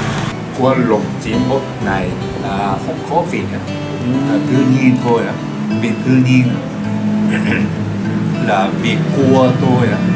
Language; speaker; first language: Vietnamese; non-native, learner; Japanese